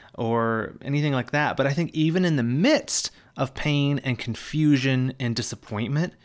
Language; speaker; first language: English; native; English